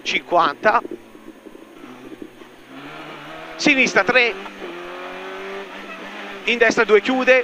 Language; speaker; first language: Italian; native; Italian